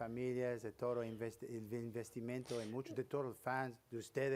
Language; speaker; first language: Spanish; non-native, learner; English